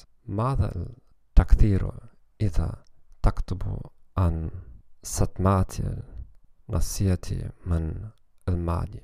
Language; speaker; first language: Arabic; non-native, learner; German